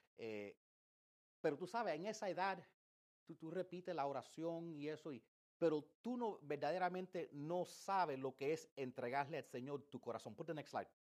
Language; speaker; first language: Spanish; early bilingual, heritage; English